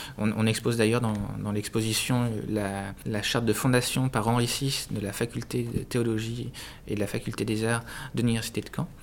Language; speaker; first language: French; native; French